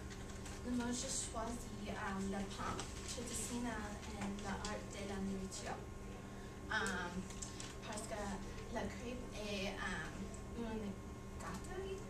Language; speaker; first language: French; non-native, learner; English